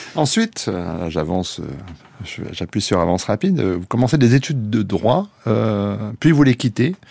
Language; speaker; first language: French; native; French